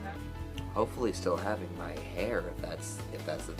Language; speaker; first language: English; native; English